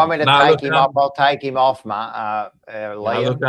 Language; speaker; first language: English; native; English